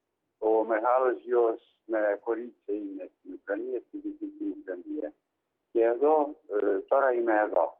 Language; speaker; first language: Greek; non-native, learner; Ukrainian